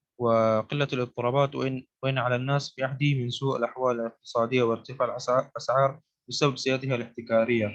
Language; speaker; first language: Arabic; non-native, learner; Indonesian